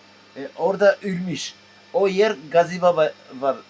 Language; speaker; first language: Turkish; non-native, local second language; Albanian